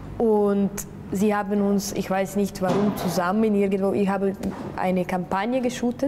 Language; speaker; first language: German; non-native, local second language; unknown